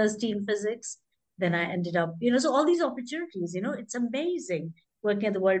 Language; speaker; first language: English; non-native, local second language; Hindi